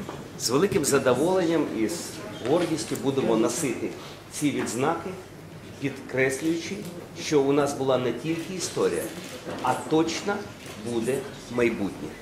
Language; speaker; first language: Ukrainian; native; Ukrainian